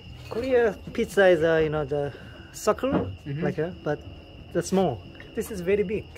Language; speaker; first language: English; non-native, learner; Korean